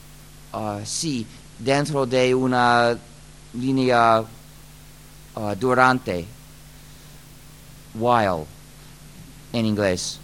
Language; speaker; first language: Spanish; non-native, fluent; English